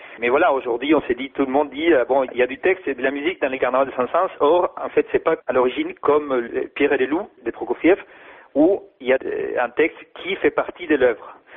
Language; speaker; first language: French; non-native, fluent; Spanish